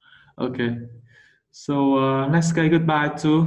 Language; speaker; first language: English; non-native, learner; Vietnamese